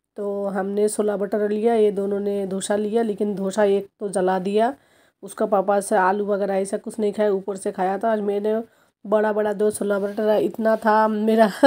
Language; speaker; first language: Hindi; non-native, local second language; Bangla